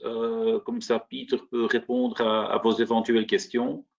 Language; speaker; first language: French; native; French